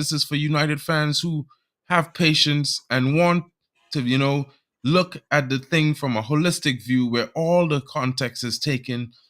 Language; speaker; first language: English; native; English